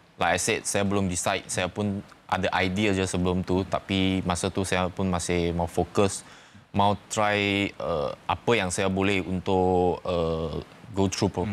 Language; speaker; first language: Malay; non-native, local second language; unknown